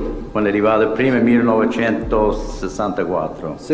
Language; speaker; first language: Italian; non-native, learner; English